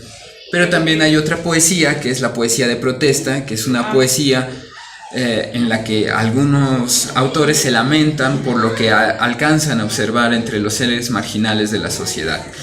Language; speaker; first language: Spanish; native; Spanish